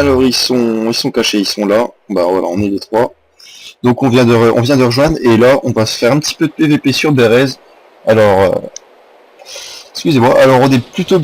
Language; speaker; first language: French; native; French